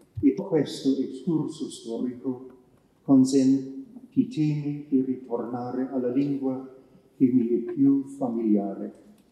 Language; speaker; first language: Italian; non-native, fluent; German